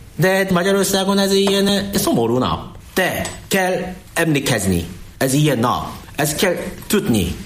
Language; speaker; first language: Hungarian; non-native, learner; Korean